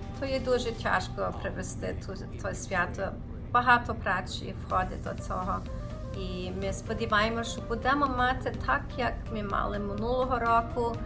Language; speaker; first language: Ukrainian; early bilingual, heritage; Ukrainian